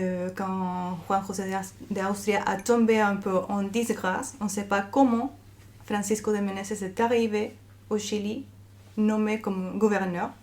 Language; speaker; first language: French; non-native, fluent; Spanish